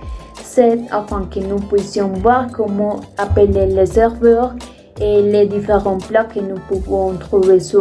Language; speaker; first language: French; non-native, fluent; Spanish